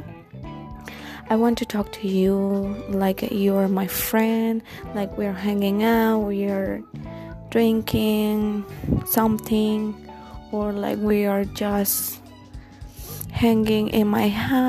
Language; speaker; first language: English; non-native, learner; Spanish